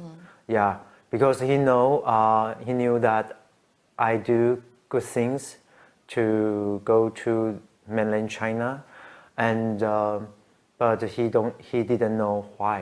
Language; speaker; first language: English; non-native, learner; Chinese